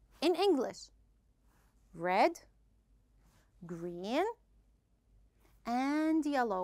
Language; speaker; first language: English; non-native, fluent; Arabic